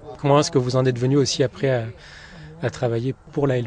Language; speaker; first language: French; native; French